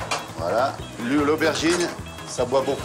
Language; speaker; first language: French; native; French